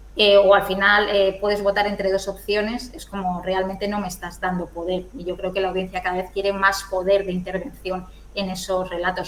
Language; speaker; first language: Spanish; native; Spanish